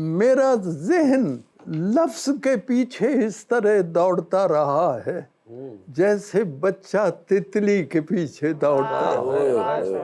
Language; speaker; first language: Urdu; non-native, local second language; Punjabi